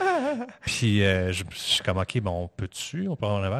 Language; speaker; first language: French; native; French